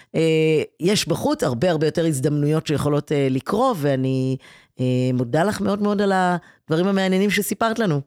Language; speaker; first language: Hebrew; native; Hebrew